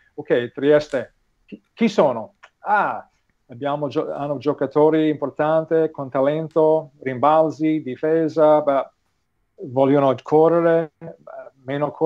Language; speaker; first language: Italian; non-native, fluent; English